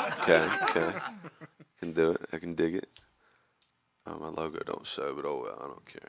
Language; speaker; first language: English; native; English